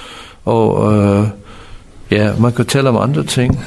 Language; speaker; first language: Danish; non-native, fluent; English